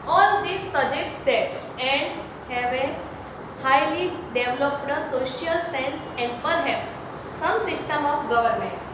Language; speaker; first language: English; non-native, local second language; Gujarati